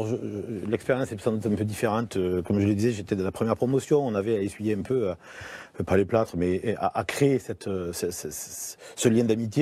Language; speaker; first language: French; native; French